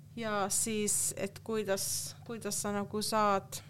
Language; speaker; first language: Estonian; non-native, fluent; Finnish